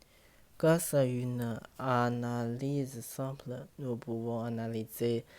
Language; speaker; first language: French; non-native, learner; Chinese